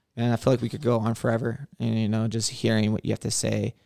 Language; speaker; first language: English; native; English